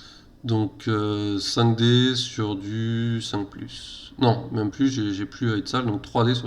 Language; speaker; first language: French; native; French